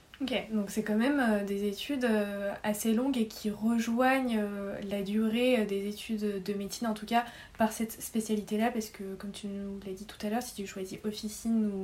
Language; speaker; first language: French; native; French